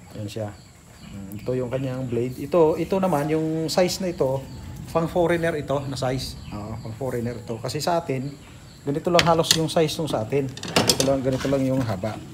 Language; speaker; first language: Filipino; non-native, local second language; Hiligaynon